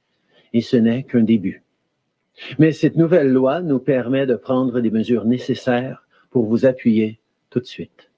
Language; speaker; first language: French; native; French